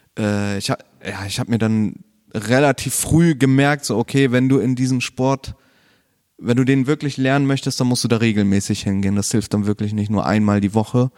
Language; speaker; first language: German; native; German